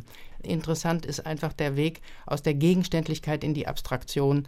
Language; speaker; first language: German; native; German